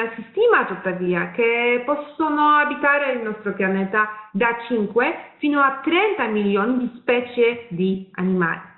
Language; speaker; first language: Italian; non-native, fluent; Polish